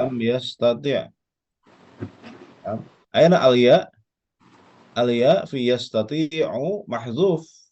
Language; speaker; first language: Arabic; non-native, fluent; Indonesian